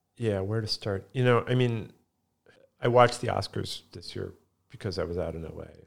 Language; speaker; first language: English; early bilingual, other home language; Italian